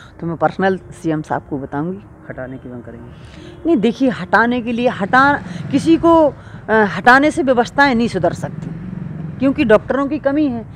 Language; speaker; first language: Hindi; native; Hindi